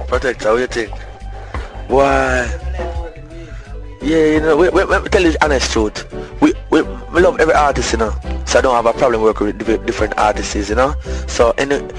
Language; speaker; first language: English; non-native, local second language; Jamaican Creole English